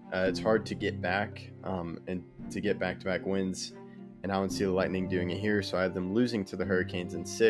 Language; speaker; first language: English; native; English